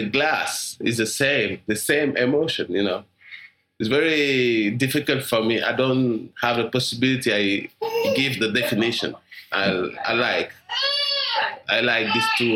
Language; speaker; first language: English; non-native, learner; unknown